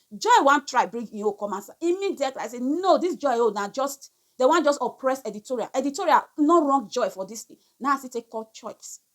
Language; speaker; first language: Nigerian Pidgin; non-native, local second language; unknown